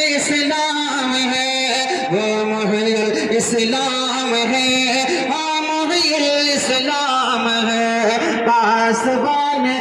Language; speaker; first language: Urdu; native; Urdu